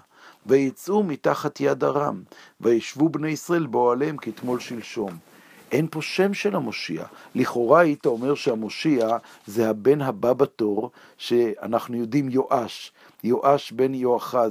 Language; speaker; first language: Hebrew; native; Hebrew